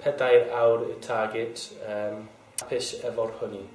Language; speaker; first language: Welsh; non-native, local second language; English